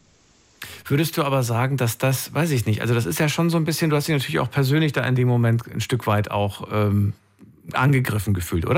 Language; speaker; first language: German; native; German